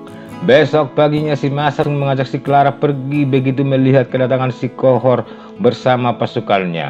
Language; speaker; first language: Indonesian; native; Indonesian